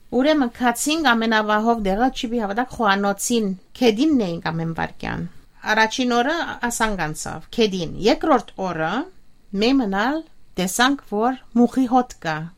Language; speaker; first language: Armenian; native; Armenian